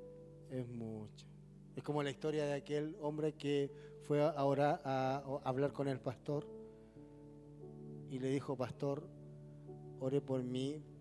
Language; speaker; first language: Spanish; native; Spanish